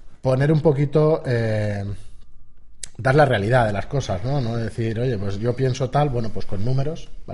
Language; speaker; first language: Spanish; native; Spanish